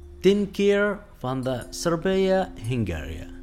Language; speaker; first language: Dutch; non-native, learner; Arabic